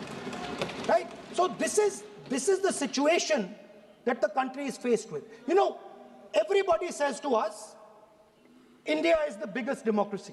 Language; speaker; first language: English; non-native, local second language; Hindi